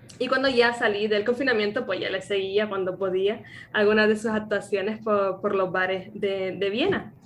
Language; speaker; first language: Spanish; native; Spanish